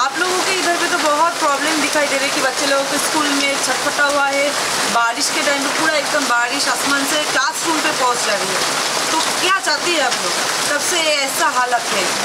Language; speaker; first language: Hindi; non-native, local second language; Bangla